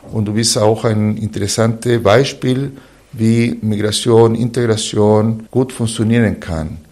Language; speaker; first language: German; non-native, fluent; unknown